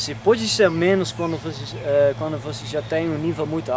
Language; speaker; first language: Portuguese; non-native, learner; Dutch